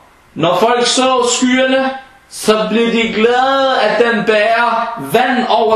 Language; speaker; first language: Danish; non-native, fluent; Arabic